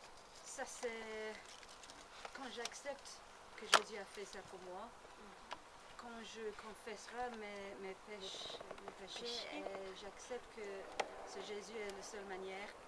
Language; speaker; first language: French; non-native, learner; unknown